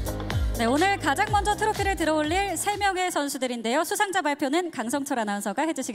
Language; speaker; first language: Korean; native; Korean